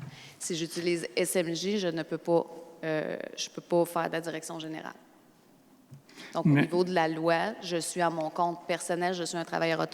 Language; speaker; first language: French; native; French